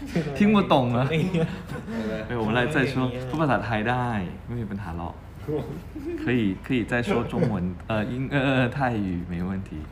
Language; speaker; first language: Chinese; non-native, fluent; Thai